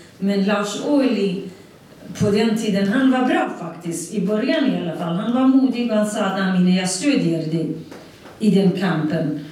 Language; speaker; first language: Swedish; non-native, fluent; Central Kurdish